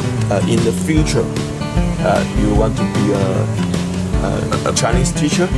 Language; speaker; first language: English; non-native, learner; Chinese